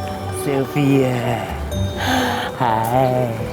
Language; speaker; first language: Chinese; non-native, fluent; English